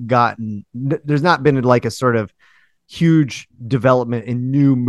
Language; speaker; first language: English; native; English